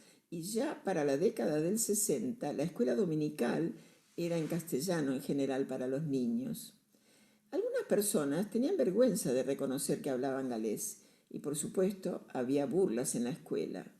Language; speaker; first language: Spanish; native; Spanish